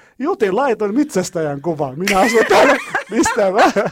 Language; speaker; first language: Finnish; non-native, learner; Arabic